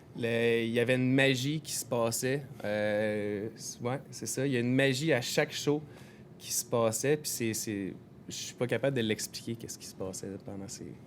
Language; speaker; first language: French; native; French